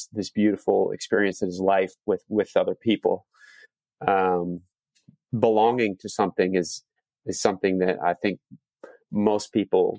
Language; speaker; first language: English; native; English